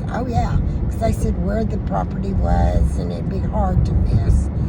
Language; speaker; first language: English; native; English